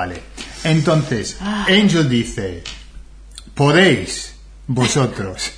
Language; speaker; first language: Spanish; non-native, fluent; English